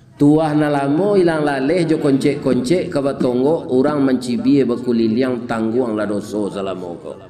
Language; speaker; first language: Malay; non-native, local second language; Minangkabau